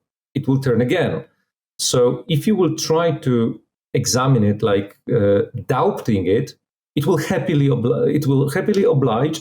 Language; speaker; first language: English; non-native, fluent; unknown